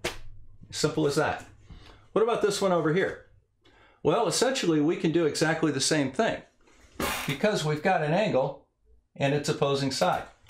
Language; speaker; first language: English; native; English